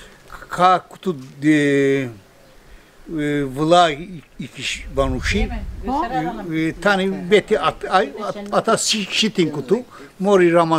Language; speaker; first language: Albanian; early bilingual, heritage; Albanian